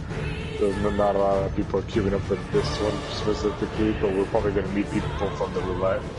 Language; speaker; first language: English; native; English